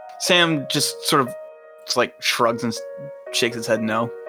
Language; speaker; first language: English; native; English